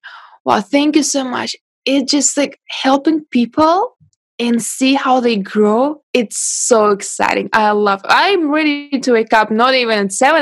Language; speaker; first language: English; non-native, fluent; Russian